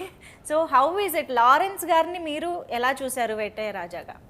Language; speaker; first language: Telugu; native; Telugu